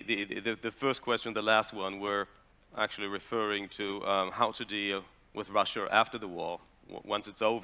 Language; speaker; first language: English; non-native, fluent; German